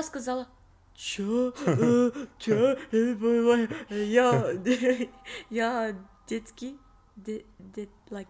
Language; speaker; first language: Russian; non-native, learner; English